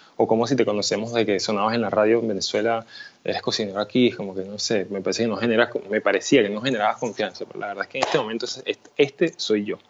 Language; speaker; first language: Spanish; native; Spanish